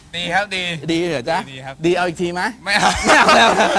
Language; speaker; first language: Thai; native; Thai